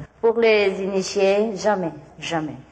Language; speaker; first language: French; non-native, learner; Vietnamese